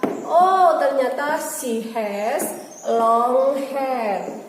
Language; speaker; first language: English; non-native, learner; Indonesian